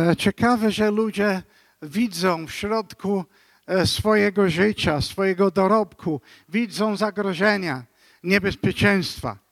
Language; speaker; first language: Polish; non-native, fluent; English